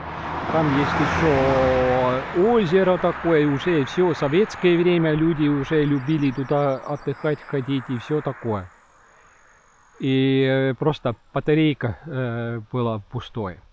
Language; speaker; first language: Russian; non-native, learner; Estonian